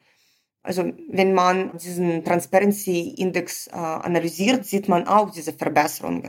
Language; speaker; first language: German; non-native, fluent; Ukrainian